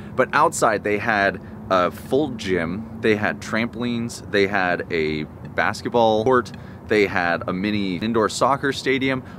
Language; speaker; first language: English; native; English